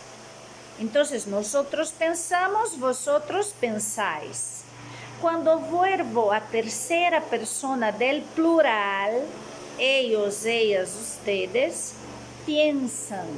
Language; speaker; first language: Spanish; non-native, fluent; Portuguese